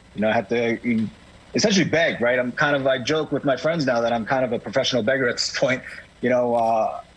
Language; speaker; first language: English; native; English